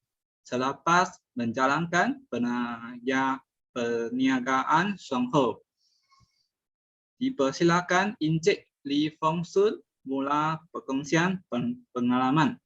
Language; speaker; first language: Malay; non-native, local second language; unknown